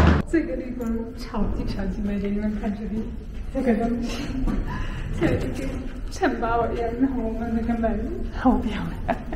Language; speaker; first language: Chinese; non-native, fluent; Polish